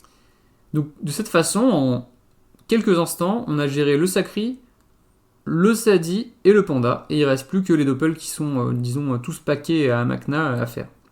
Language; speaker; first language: French; native; French